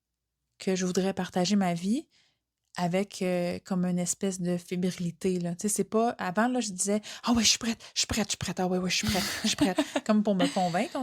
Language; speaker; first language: French; native; French